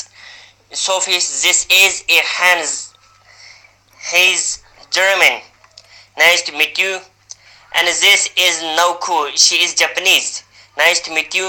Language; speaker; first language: English; non-native, learner; Uyghur